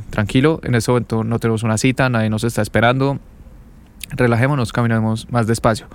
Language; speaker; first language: Spanish; native; Spanish